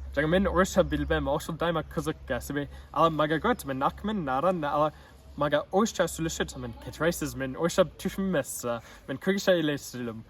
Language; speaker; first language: Kyrgyz; non-native, learner; English